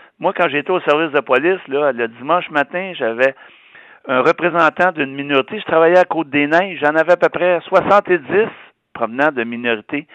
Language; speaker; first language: French; native; French